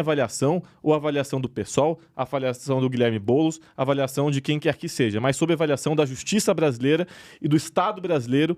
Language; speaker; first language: Portuguese; native; Portuguese